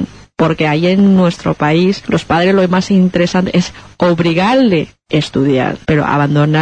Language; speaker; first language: Spanish; non-native, learner; Chinese